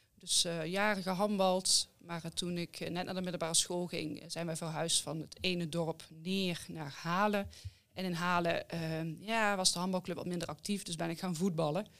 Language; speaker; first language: Dutch; native; Dutch